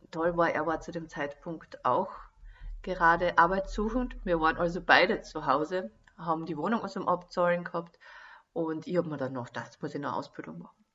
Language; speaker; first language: German; native; German